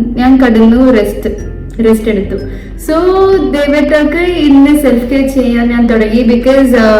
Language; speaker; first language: Malayalam; non-native, fluent; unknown